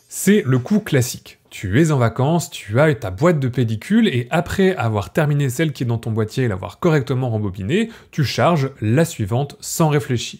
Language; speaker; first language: French; native; French